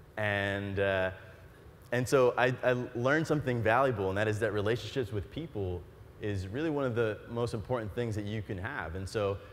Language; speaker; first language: English; native; English